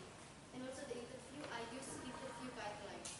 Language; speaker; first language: English; non-native, fluent; Indonesian